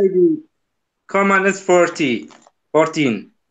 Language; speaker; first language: English; non-native, learner; Kurdish